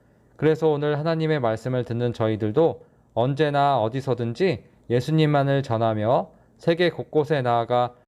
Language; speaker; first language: Korean; native; Korean